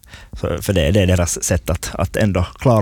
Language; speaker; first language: Swedish; native; Swedish